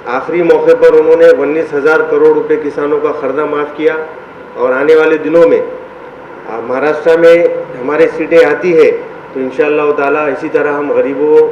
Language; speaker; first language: Hindi; non-native, local second language; Urdu